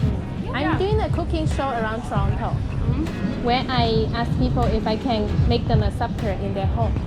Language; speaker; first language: English; non-native, fluent; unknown